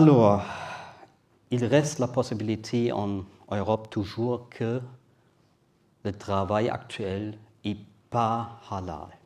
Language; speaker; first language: French; non-native, learner; German